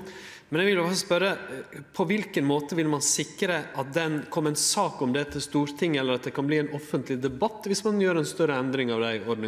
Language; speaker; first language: Norwegian; native; Norwegian